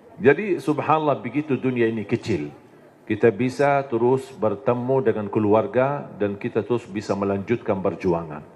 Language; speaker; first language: Indonesian; non-native, fluent; Arabic